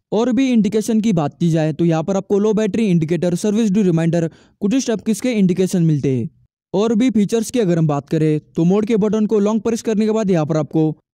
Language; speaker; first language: Hindi; native; Hindi